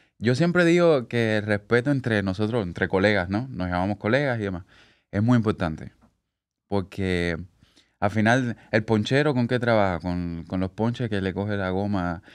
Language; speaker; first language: Spanish; native; Spanish